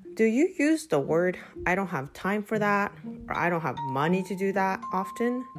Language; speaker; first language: English; non-native, fluent; Japanese